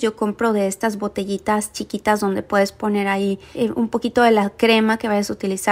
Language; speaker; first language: Spanish; native; Spanish